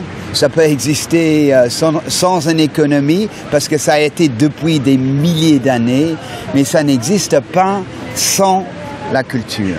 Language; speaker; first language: French; non-native, fluent; English